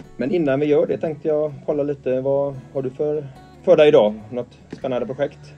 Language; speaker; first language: Swedish; native; Swedish